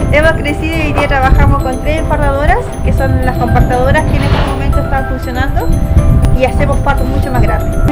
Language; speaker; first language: Spanish; native; Spanish